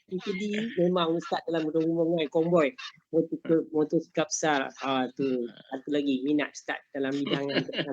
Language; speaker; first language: Malay; native; Malay